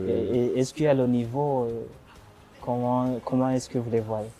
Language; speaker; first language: French; non-native, local second language; Rundi